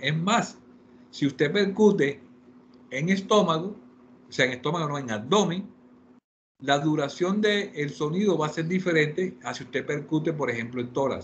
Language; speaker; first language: Spanish; native; Spanish